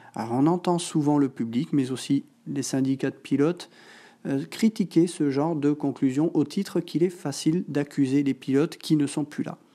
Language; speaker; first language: French; native; French